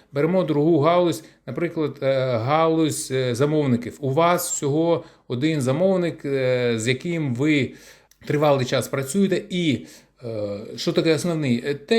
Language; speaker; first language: Ukrainian; non-native, local second language; Russian